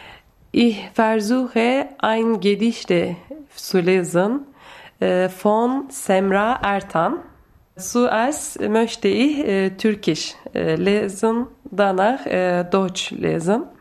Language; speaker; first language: German; non-native, learner; Turkish